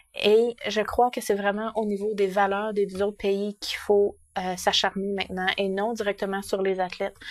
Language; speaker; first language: French; native; French